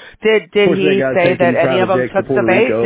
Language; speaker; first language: English; native; English